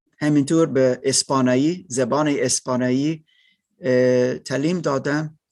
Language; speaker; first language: Persian; non-native, learner; German